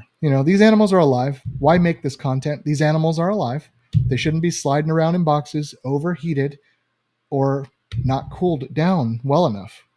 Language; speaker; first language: English; native; English